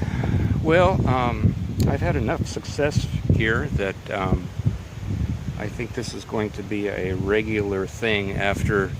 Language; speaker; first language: English; native; English